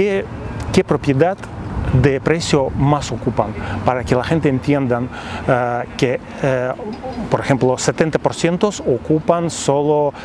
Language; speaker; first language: Spanish; non-native, fluent; Russian